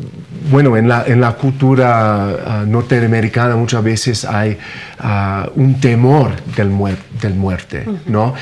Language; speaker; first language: Spanish; non-native, fluent; English